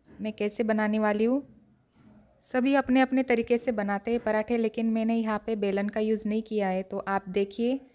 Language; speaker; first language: Hindi; non-native, local second language; Marathi